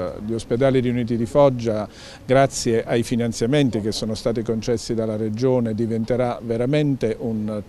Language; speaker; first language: Italian; native; Italian